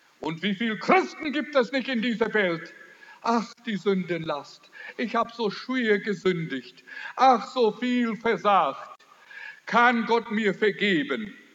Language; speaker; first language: German; early bilingual, heritage; German